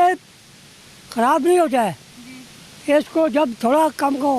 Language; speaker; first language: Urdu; non-native, local second language; Northern Hindko